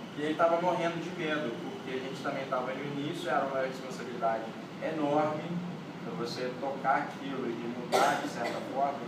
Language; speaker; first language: Portuguese; non-native, local second language; Kabuverdianu